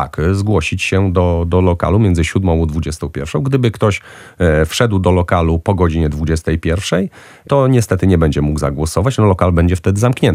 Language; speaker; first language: Polish; native; Polish